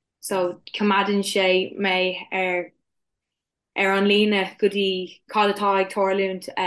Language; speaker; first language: Irish; non-native, local second language; English